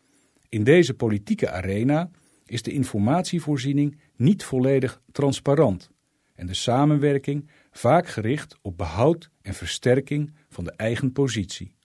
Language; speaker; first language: Dutch; native; Dutch